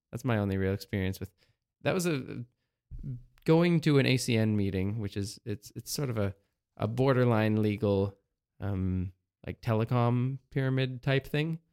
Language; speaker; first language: English; native; English